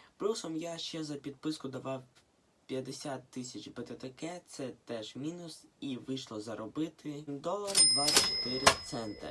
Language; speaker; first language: Ukrainian; non-native, local second language; Russian